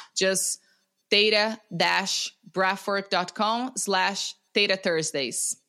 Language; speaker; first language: English; non-native, fluent; Portuguese